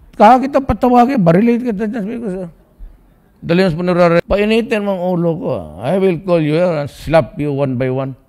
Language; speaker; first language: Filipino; non-native, local second language; Cebuano